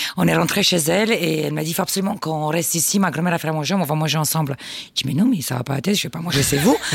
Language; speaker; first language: French; non-native, fluent; Romanian